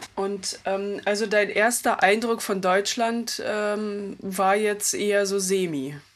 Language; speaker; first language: German; early bilingual, other home language; Russian